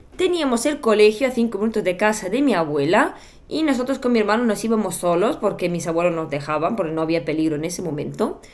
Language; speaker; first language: Spanish; non-native, fluent; Bulgarian